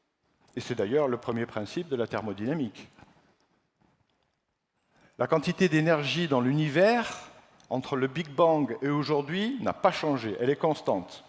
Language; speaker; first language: French; native; French